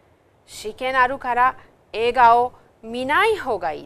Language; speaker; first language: Japanese; non-native, fluent; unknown